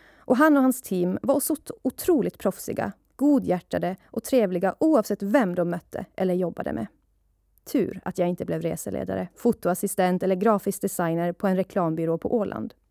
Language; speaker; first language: Swedish; early bilingual, other home language; Persian